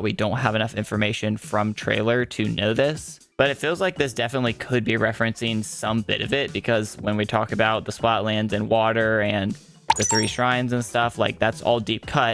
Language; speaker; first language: English; native; English